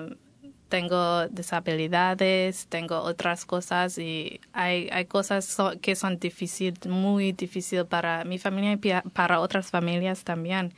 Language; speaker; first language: Spanish; non-native, learner; English